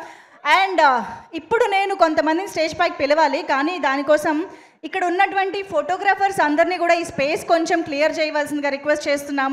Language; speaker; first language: Telugu; native; Telugu